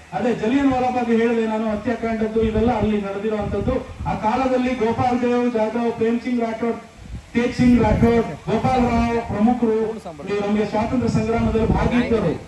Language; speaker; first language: Kannada; non-native, local second language; Lambadi